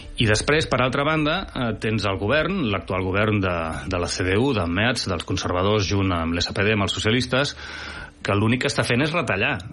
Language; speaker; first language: Catalan; native; Catalan